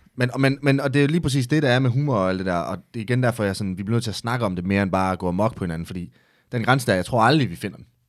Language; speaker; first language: Danish; native; Danish